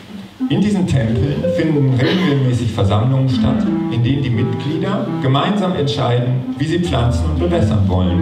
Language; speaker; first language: German; native; German